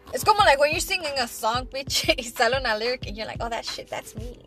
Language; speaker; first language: English; early bilingual, other home language; Spanish